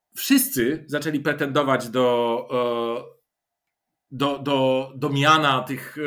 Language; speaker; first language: Polish; non-native, fluent; Bulgarian